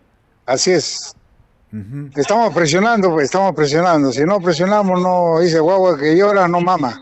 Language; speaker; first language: Spanish; native; Spanish